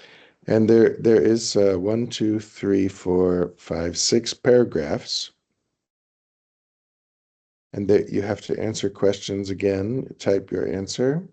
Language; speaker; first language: English; non-native, fluent; Thai